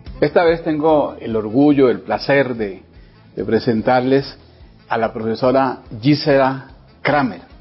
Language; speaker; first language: Spanish; native; Spanish